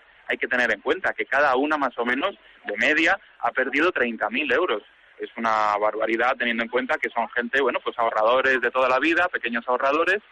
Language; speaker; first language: Spanish; native; Spanish